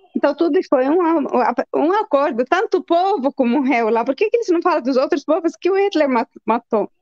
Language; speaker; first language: Portuguese; non-native, fluent; Arabic